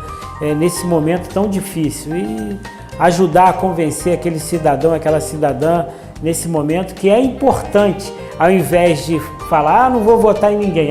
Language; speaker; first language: Portuguese; native; Portuguese